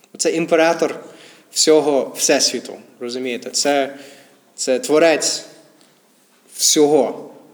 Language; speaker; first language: Ukrainian; non-native, fluent; English